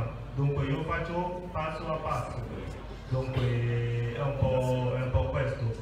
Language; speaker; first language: Italian; non-native, fluent; French